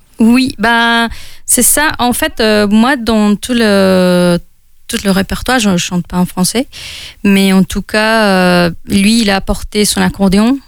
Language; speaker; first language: French; non-native, fluent; Spanish